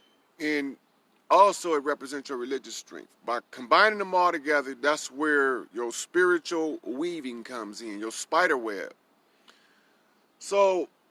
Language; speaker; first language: English; native; English